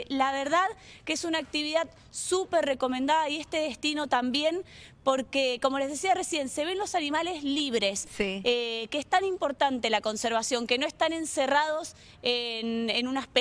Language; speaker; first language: Spanish; native; Spanish